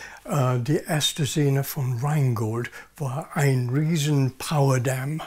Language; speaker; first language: German; non-native, learner; English